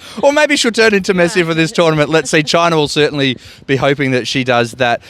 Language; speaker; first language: English; native; English